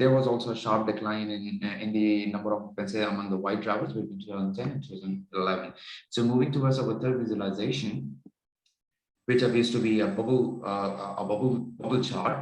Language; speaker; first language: English; non-native, local second language; Urdu